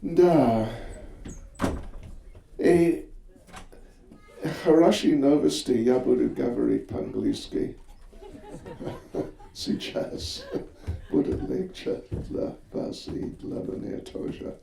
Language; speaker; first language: Russian; non-native, learner; English